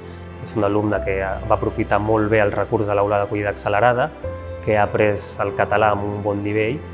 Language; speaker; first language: Catalan; native; Catalan